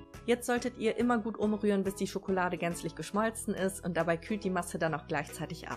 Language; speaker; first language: German; native; German